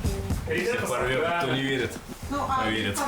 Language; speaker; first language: Russian; non-native, local second language; Tatar